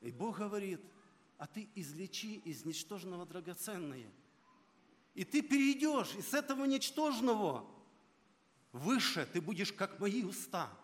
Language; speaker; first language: Russian; non-native, local second language; Ukrainian